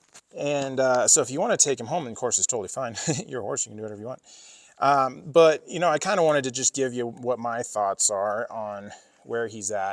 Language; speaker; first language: English; native; English